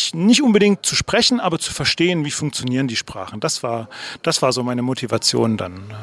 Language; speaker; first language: German; native; German